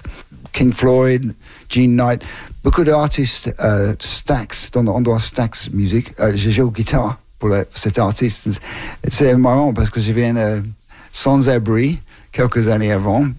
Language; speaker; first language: French; non-native, learner; English